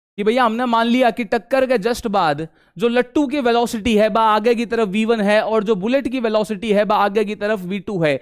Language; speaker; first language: Hindi; native; Hindi